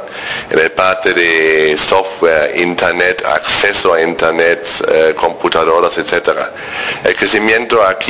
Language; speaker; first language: Spanish; non-native, fluent; German